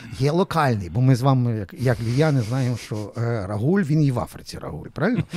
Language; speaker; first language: Ukrainian; native; Ukrainian